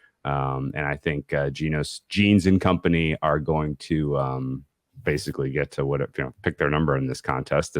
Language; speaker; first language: English; native; English